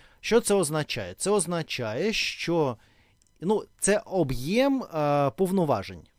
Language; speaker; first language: Ukrainian; non-native, learner; Russian